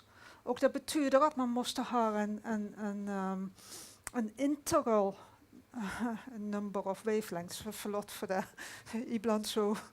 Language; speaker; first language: Swedish; non-native, fluent; Dutch